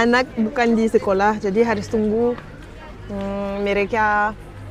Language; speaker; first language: Indonesian; non-native, learner; Arabic